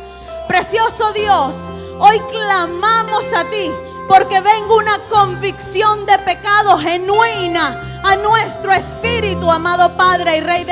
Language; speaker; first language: Spanish; native; Spanish